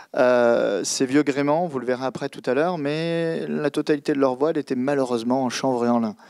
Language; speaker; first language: French; native; French